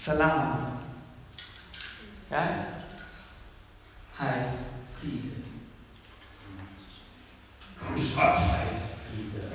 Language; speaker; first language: German; non-native, fluent; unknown